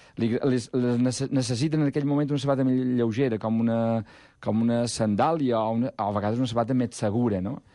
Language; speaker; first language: Catalan; native; Catalan